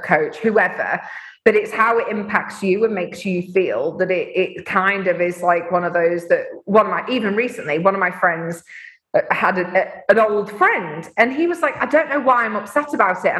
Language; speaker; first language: English; native; English